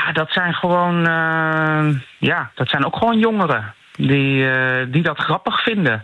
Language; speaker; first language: Dutch; native; Dutch